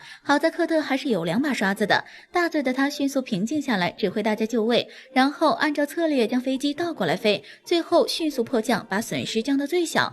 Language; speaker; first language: Chinese; native; Chinese